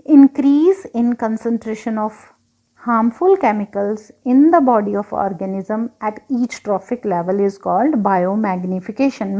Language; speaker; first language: English; non-native, local second language; Punjabi